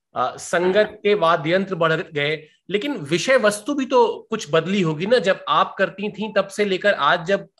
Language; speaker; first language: Hindi; native; Hindi